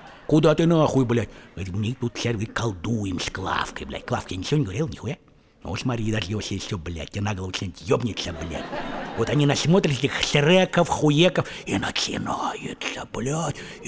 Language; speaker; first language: Russian; native; Russian